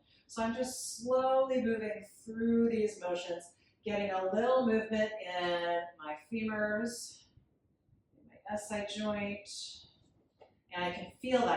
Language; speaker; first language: English; native; English